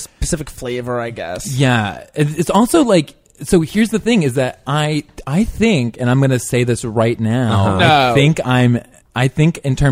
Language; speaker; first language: English; native; English